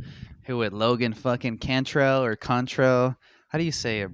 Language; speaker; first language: English; native; English